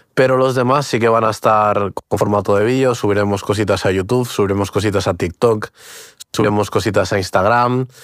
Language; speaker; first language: Spanish; early bilingual, other home language; Portuguese